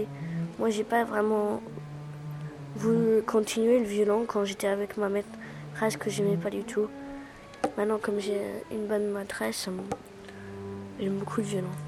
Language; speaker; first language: French; early bilingual, other home language; Spanish